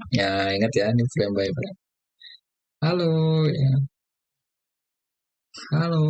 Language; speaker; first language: Indonesian; native; Indonesian